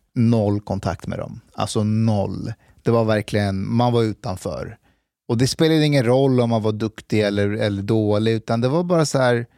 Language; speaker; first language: Swedish; native; Swedish